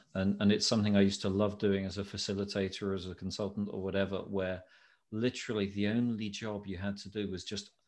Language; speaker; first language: English; native; English